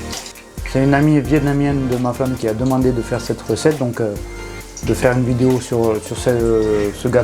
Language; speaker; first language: French; native; French